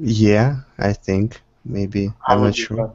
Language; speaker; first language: English; non-native, fluent; Russian